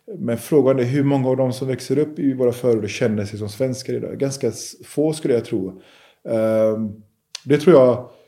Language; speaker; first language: Swedish; early bilingual, other home language; Persian